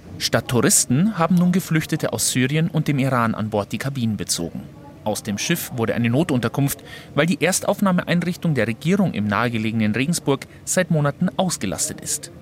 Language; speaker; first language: German; native; German